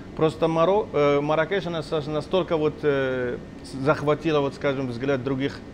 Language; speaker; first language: Russian; non-native, fluent; Arabic